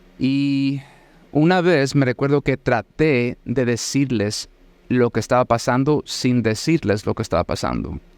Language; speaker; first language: Spanish; early bilingual, heritage; Spanish